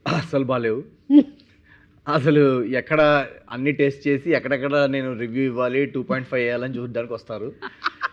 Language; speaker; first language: Telugu; native; Telugu